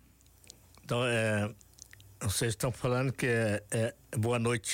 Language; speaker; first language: Portuguese; non-native, local second language; Yanomámi